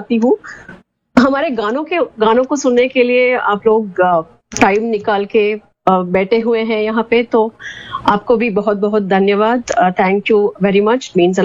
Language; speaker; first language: Hindi; non-native, local second language; Kannada